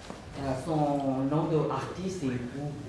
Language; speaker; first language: French; non-native, learner; Burmese